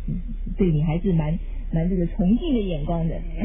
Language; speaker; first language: Chinese; native; Chinese